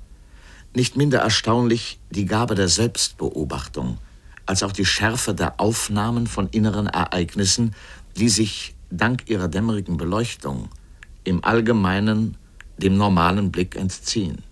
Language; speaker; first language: German; native; German